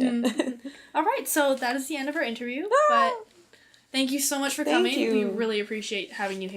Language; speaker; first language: English; native; English